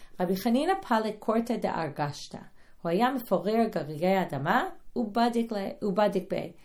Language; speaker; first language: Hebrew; non-native, fluent; English